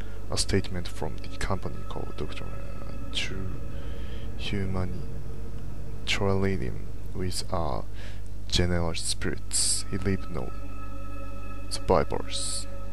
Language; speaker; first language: English; non-native, fluent; Japanese